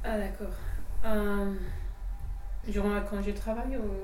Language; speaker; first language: French; non-native, fluent; English